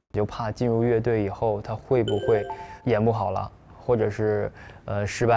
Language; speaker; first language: Chinese; native; Chinese